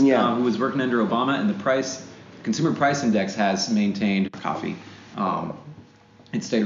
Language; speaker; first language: English; native; English